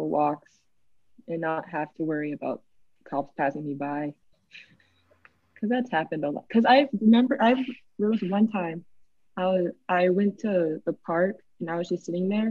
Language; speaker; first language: English; native; English